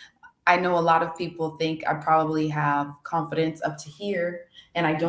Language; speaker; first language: English; native; English